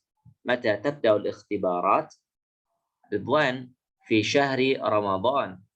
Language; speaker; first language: Arabic; non-native, fluent; Indonesian